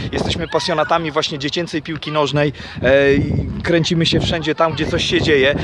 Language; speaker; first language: Polish; native; Polish